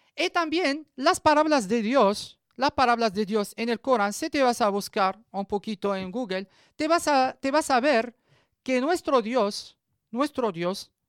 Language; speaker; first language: Spanish; non-native, learner; Arabic